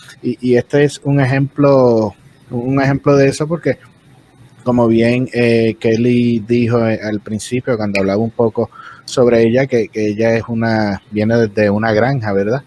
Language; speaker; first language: Spanish; native; Spanish